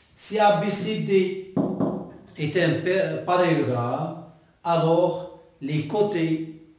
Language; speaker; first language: French; non-native, local second language; Arabic